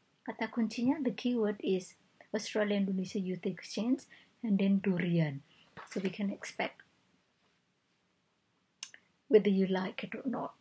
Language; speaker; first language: English; non-native, fluent; Indonesian